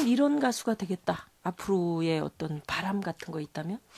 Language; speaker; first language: Korean; native; Korean